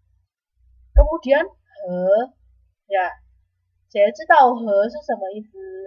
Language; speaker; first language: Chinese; non-native, fluent; Indonesian